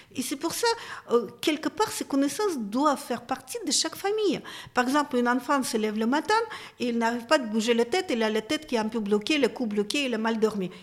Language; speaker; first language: French; non-native, fluent; Russian